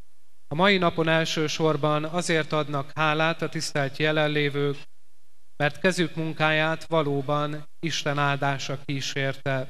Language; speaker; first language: Hungarian; native; Hungarian